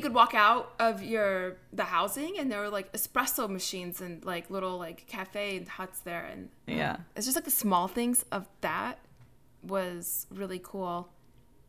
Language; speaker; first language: English; early bilingual, other home language; Ukrainian